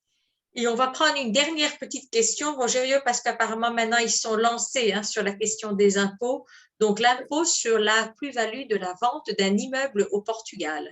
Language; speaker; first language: French; native; French